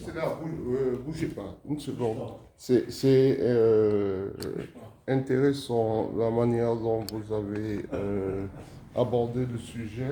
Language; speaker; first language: French; native; French